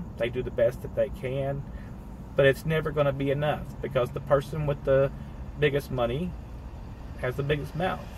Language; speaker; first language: English; native; English